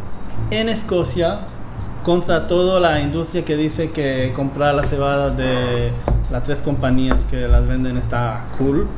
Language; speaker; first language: Spanish; non-native, fluent; English